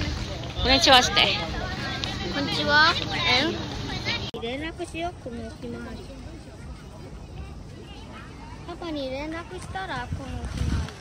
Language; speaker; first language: Japanese; non-native, learner; Filipino